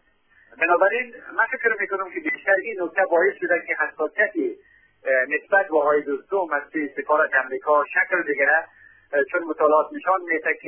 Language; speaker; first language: Persian; native; Persian